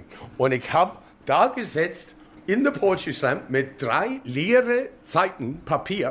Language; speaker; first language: German; non-native, fluent; English